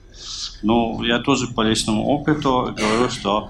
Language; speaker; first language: Russian; non-native, fluent; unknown